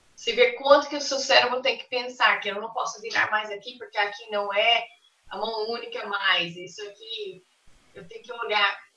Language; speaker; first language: Portuguese; non-native, fluent; English